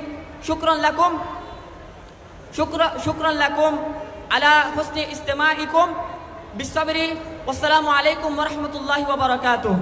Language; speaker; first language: Arabic; non-native, learner; Bangla